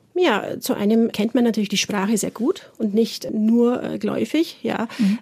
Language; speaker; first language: German; early bilingual, other home language; Turkish